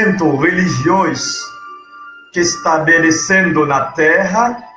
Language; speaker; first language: Portuguese; non-native, learner; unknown